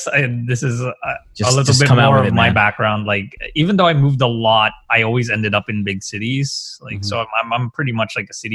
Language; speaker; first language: English; non-native, local second language; Filipino